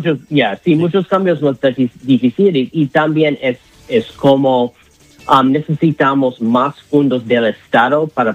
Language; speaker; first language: Spanish; non-native, learner; English